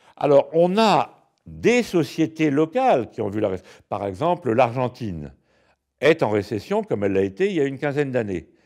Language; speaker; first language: French; native; French